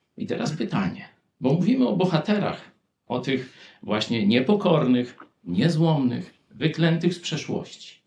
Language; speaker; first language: Polish; native; Polish